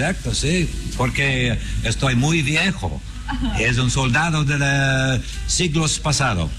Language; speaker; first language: Spanish; non-native, learner; English